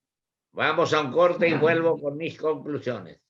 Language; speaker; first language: Spanish; native; Spanish